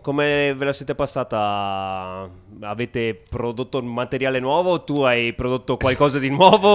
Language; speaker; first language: Italian; native; Italian